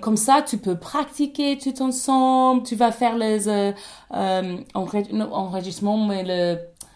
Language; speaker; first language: French; non-native, learner; English